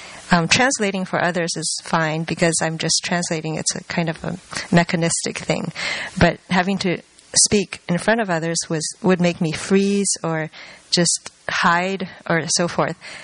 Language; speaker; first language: English; early bilingual, other home language; Chinese